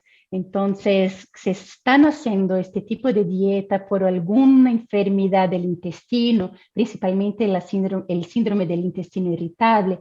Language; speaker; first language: Spanish; non-native, fluent; Portuguese